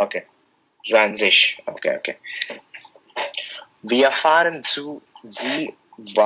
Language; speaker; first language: German; non-native, learner; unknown